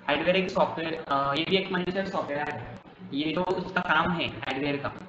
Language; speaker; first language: Hindi; non-native, local second language; Marathi